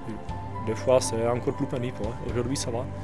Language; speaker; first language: French; non-native, learner; Czech